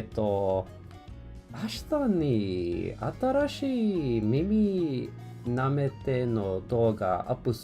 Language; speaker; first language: Japanese; non-native, learner; English